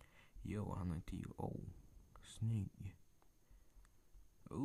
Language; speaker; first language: Swedish; early bilingual, other home language; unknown